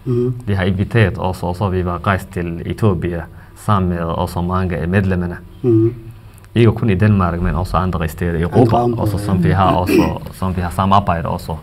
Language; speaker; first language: Danish; non-native, fluent; Somali